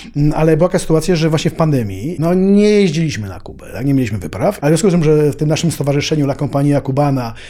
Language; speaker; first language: Polish; native; Polish